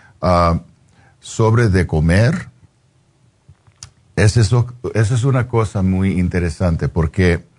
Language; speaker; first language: Spanish; non-native, fluent; English